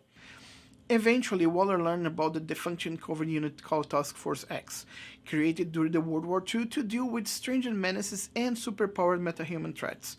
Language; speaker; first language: English; non-native, fluent; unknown